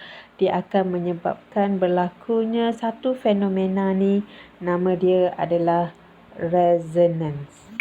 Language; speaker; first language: Malay; native; Malay